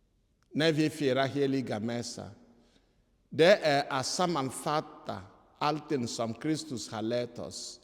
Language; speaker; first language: Swedish; non-native, fluent; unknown